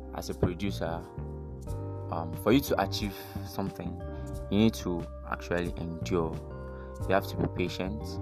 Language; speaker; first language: English; non-native, local second language; Igbo